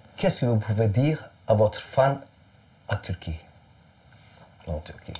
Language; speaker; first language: French; non-native, fluent; Turkish